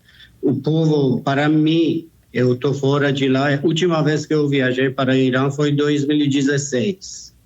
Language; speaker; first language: Portuguese; non-native, fluent; Persian